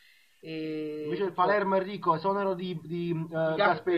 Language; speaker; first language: Italian; native; Italian